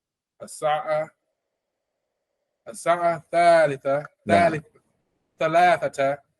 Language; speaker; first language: Arabic; non-native, learner; English